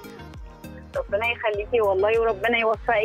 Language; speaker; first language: Arabic; native; Arabic